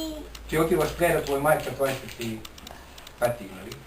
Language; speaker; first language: Bulgarian; non-native, learner; Finnish